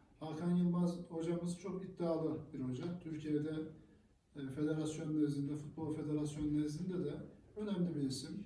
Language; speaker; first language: Turkish; native; Turkish